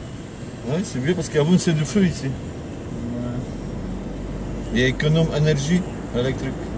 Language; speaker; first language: French; non-native, learner; Polish